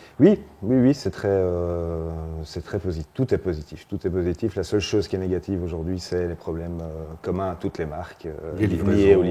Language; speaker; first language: French; native; French